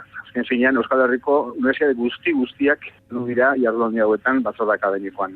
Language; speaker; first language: Basque; native; Basque